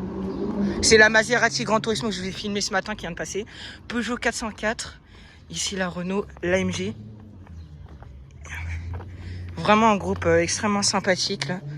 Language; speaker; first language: French; native; French